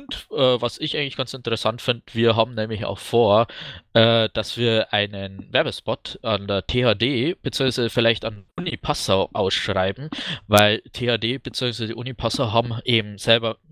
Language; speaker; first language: German; native; German